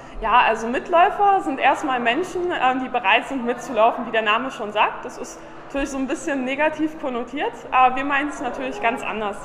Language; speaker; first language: German; native; German